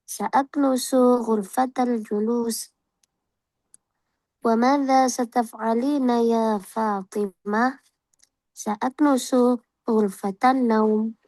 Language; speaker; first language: Arabic; non-native, learner; Indonesian